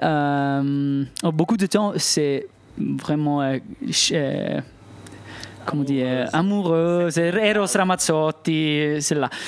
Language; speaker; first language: French; non-native, local second language; Italian